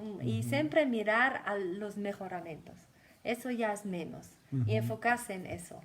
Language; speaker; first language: Spanish; non-native, fluent; German